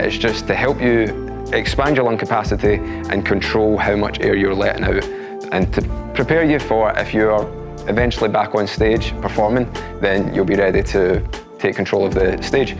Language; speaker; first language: English; native; English